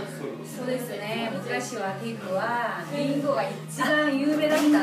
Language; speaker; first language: Japanese; non-native, fluent; Korean